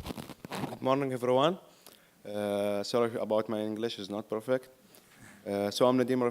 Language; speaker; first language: English; non-native, learner; Arabic